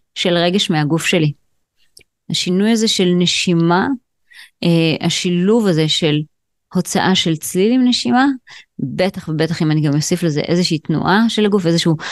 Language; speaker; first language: Hebrew; native; Hebrew